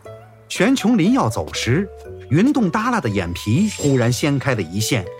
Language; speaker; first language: Chinese; native; Chinese